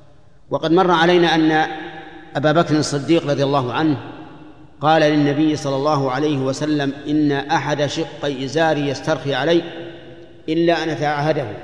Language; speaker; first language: Arabic; native; Arabic